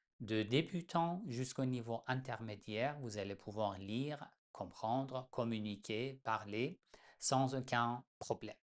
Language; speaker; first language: French; non-native, fluent; Persian